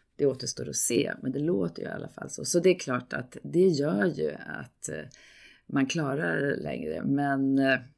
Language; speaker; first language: Swedish; native; Swedish